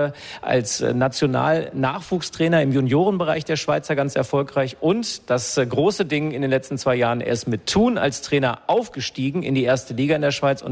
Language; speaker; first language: German; native; German